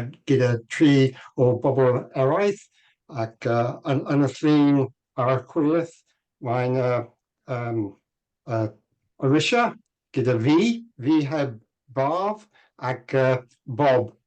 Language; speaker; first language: Welsh; non-native, learner; English